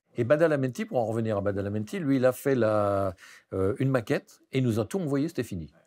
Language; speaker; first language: French; native; French